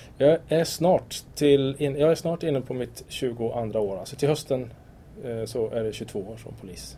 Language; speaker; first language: Swedish; native; Swedish